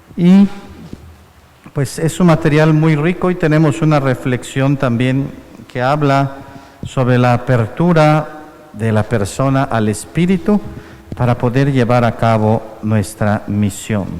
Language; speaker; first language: Spanish; native; Spanish